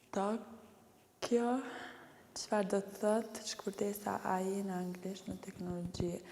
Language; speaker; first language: Albanian; early bilingual, heritage; Albanian